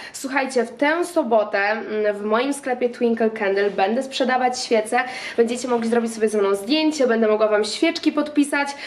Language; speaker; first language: Polish; native; Polish